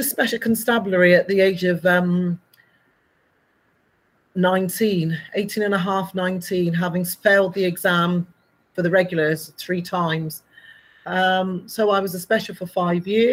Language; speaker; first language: English; native; English